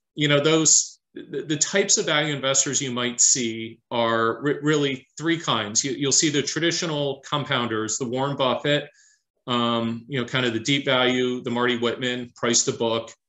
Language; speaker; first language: English; native; English